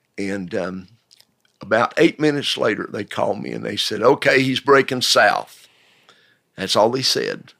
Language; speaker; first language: English; native; English